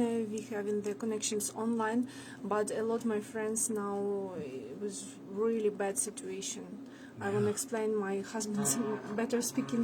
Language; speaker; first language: English; non-native, learner; Ukrainian